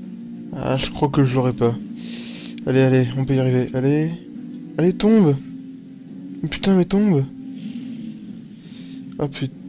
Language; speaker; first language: French; native; French